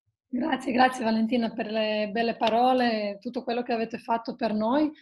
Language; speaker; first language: Italian; non-native, fluent; Croatian